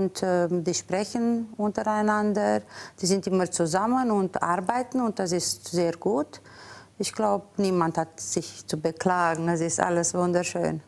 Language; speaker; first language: German; non-native, fluent; Romanian